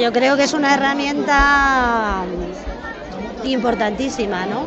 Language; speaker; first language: Spanish; native; Spanish